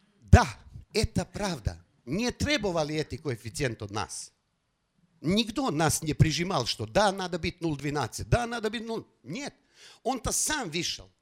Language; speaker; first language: Russian; non-native, fluent; Slovenian